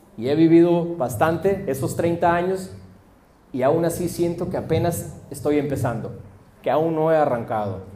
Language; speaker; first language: Spanish; early bilingual, heritage; Spanish